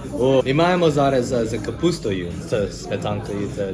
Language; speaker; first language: Ukrainian; non-native, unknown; English